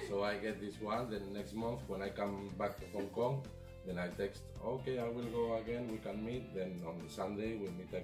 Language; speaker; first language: English; non-native, learner; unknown